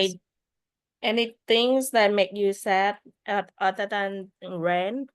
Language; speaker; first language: English; non-native, fluent; Vietnamese